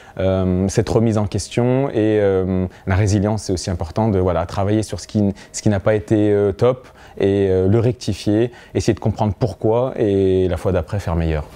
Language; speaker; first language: French; native; French